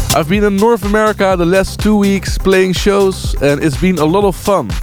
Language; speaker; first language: English; non-native, fluent; Dutch